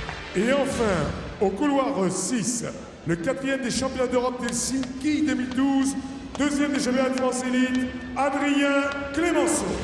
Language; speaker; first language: French; native; French